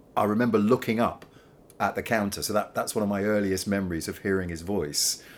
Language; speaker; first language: English; native; English